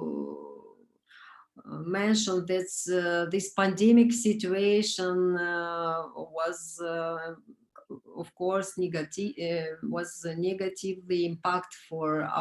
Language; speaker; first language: English; non-native, learner; Romanian